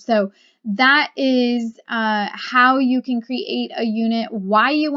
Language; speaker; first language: English; native; English